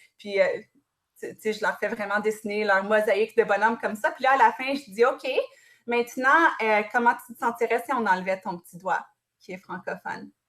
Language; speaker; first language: French; native; French